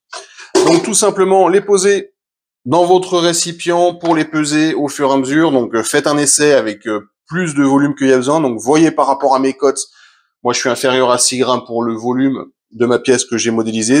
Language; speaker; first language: French; native; French